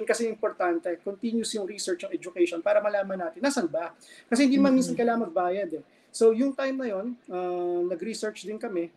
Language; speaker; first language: Filipino; native; Filipino